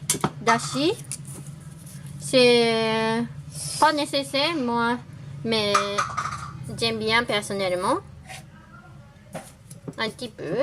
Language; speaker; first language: French; non-native, learner; Japanese